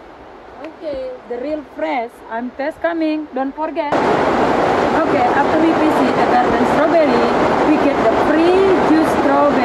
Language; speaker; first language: English; non-native, learner; Indonesian